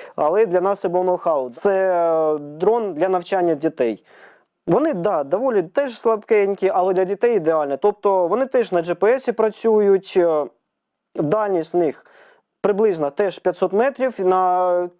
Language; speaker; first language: Ukrainian; native; Ukrainian